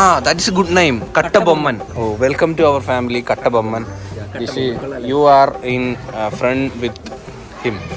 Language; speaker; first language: English; non-native, learner; Malayalam